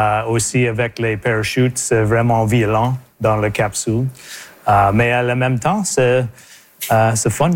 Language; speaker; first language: French; native; French